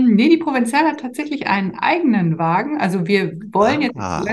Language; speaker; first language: German; native; German